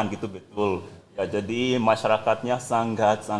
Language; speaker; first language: Indonesian; non-native, fluent; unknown